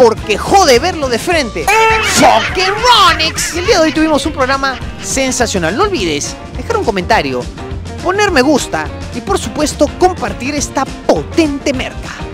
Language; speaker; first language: Spanish; native; Spanish